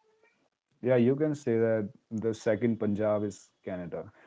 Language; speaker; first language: English; non-native, local second language; Hindi